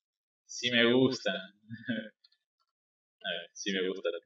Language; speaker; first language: Spanish; native; Spanish